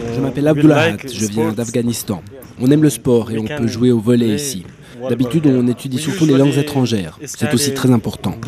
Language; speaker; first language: French; non-native, learner; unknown